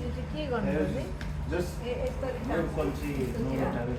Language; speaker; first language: English; non-native, learner; Nepali